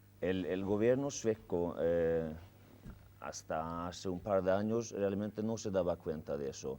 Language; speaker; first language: Spanish; non-native, fluent; Swedish